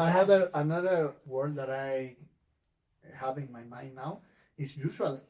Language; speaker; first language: English; non-native, fluent; Spanish